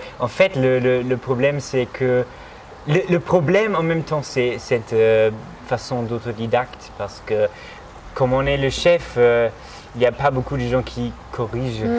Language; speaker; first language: French; non-native, fluent; German